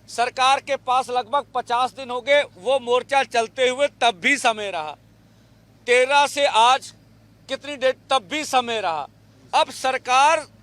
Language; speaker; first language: Hindi; non-native, local second language; Punjabi